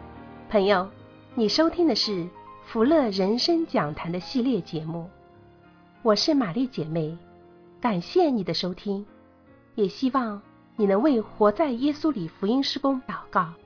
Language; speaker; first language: Chinese; native; Chinese